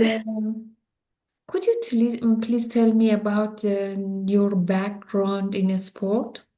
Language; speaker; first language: English; non-native, learner; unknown